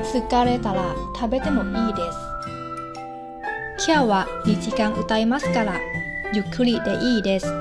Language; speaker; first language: Japanese; non-native, fluent; Thai